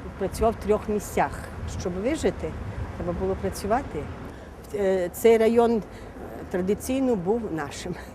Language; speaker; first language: Ukrainian; native; Ukrainian